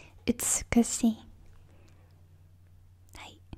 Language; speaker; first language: Japanese; non-native, learner; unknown